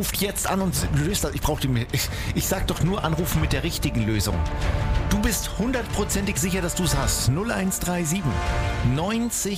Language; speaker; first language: German; native; German